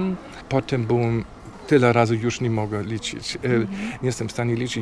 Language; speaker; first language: Polish; non-native, fluent; German